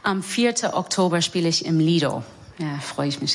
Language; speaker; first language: German; non-native, learner; English